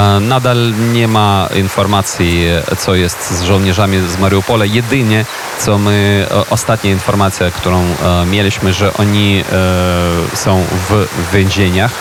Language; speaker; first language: Polish; non-native, fluent; Ukrainian